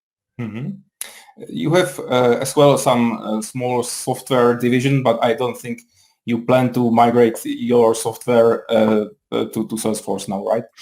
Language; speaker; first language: English; non-native, fluent; Czech